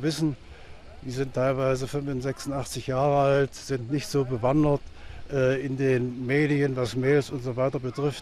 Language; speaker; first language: German; native; German